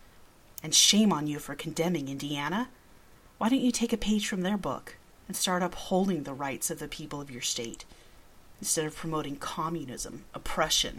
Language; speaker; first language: English; early bilingual, other home language; Spanish